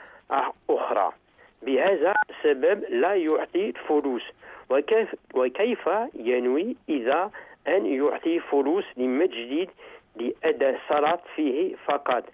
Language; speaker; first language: Arabic; non-native, learner; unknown